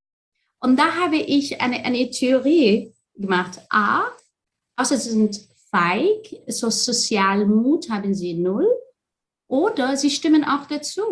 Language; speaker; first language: German; non-native, fluent; Arabic